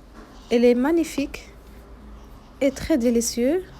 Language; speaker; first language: French; non-native, local second language; Arabic